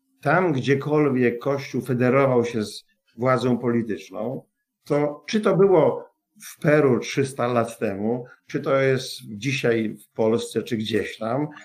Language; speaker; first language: Polish; native; Polish